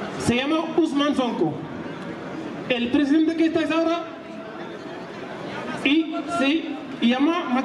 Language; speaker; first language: Spanish; non-native, learner; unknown